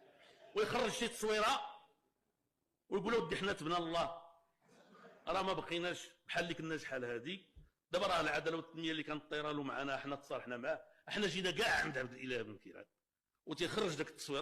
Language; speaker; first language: Arabic; native; Arabic